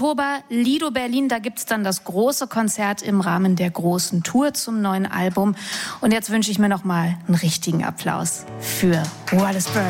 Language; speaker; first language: German; native; German